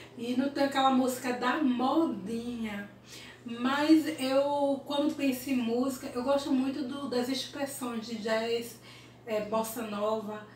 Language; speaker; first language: Portuguese; early bilingual, other home language; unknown